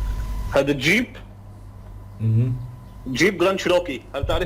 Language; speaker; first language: Arabic; non-native, learner; English